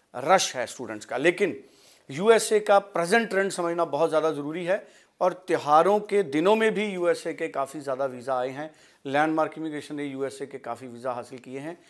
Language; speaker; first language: Hindi; non-native, local second language; Punjabi